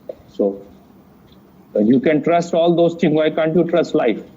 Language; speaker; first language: English; non-native, fluent; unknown